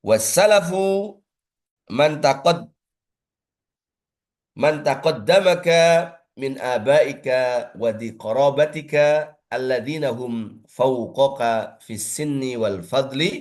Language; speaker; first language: Arabic; non-native, fluent; Indonesian